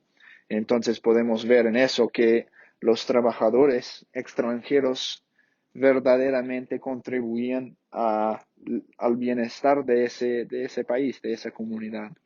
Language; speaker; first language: Spanish; non-native, fluent; English